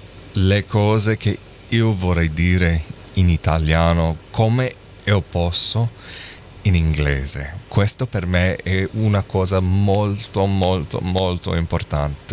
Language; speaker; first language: Italian; non-native, learner; English